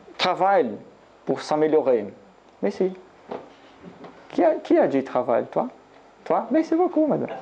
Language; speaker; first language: French; non-native, learner; Portuguese